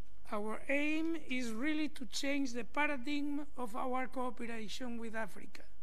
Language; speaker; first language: English; non-native, fluent; Spanish